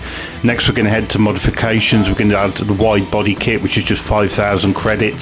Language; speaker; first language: English; native; English